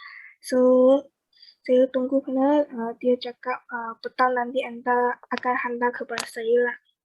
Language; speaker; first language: Malay; native; Malay